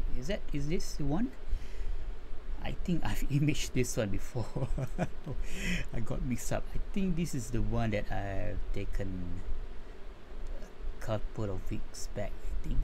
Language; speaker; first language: English; non-native, local second language; Malay